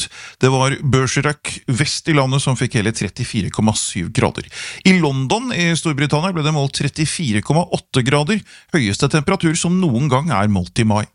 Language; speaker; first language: Norwegian; native; Norwegian